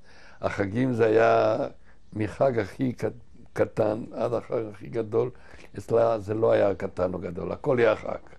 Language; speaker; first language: Hebrew; non-native, fluent; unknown